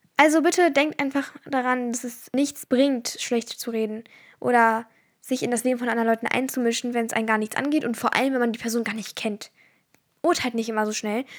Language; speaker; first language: German; early bilingual, other home language; Turkish